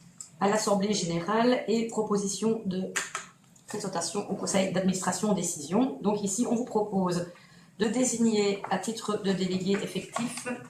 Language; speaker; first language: French; native; French